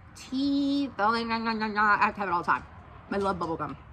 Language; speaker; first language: English; native; English